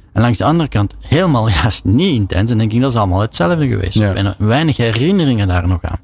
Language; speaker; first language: Dutch; native; Dutch